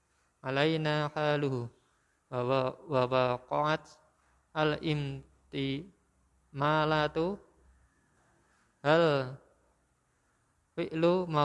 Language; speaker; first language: Arabic; non-native, learner; Indonesian